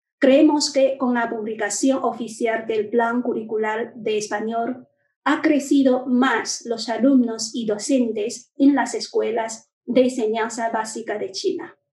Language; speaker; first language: Spanish; non-native, fluent; Chinese